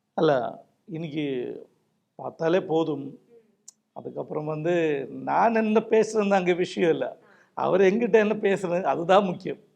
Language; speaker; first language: Tamil; non-native, local second language; Malayalam